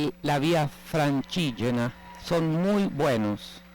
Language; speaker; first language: Spanish; native; Spanish